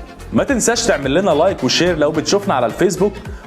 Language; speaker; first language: Arabic; native; Arabic